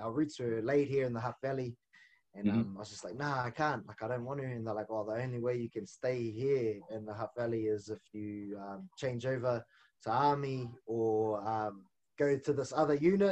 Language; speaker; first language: English; non-native, local second language; Māori